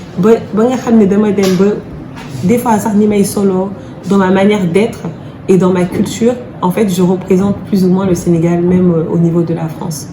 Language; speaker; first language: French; early bilingual, other home language; Wolof